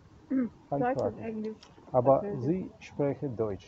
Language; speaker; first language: German; non-native, learner; Slovenian